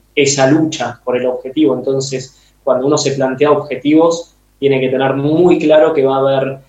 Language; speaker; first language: Spanish; native; Spanish